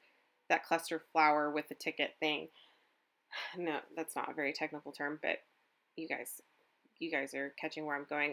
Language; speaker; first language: English; native; English